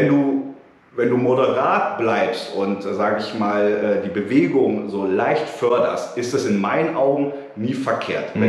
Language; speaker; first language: German; native; German